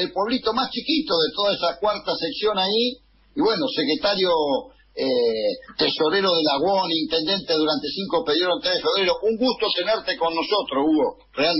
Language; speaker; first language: Spanish; native; Spanish